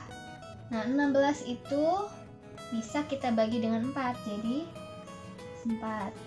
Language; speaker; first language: Indonesian; native; Indonesian